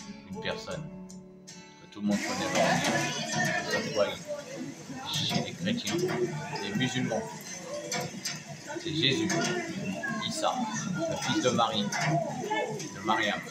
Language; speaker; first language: French; native; French